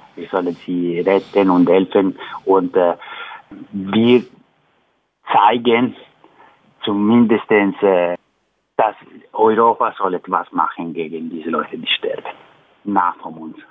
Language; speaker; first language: German; non-native, learner; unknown